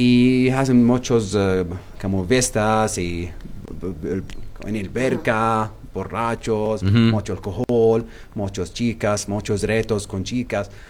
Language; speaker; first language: Spanish; non-native, learner; Arabic